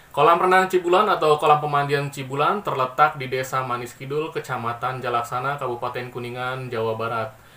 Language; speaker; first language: Indonesian; non-native, local second language; Sundanese